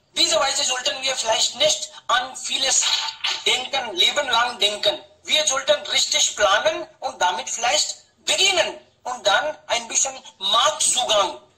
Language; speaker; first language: German; non-native, fluent; Hindi